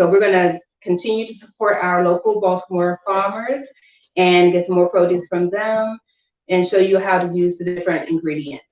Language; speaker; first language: English; native; English